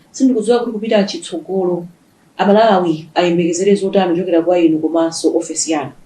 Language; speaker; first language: Nyanja; native; Nyanja